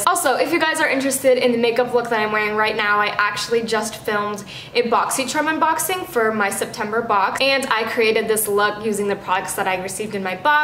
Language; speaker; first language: English; native; English